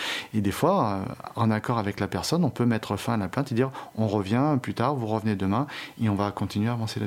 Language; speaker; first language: French; native; French